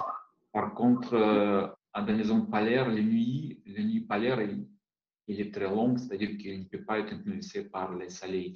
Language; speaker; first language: French; non-native, fluent; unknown